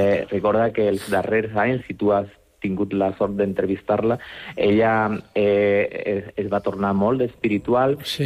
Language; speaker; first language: Catalan; non-native, local second language; Spanish